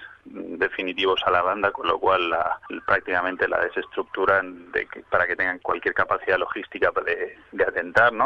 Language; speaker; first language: Spanish; native; Spanish